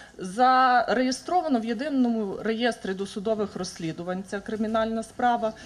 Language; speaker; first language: Ukrainian; native; Ukrainian